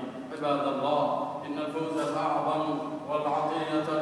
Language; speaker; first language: Arabic; non-native, local second language; Somali